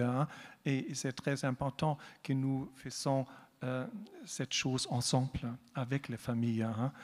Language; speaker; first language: French; non-native, learner; German